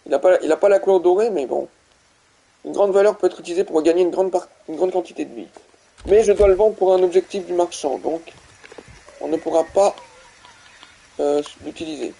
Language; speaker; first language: French; native; French